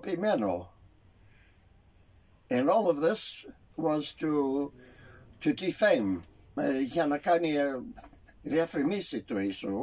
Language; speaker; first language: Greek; early bilingual, heritage; Greek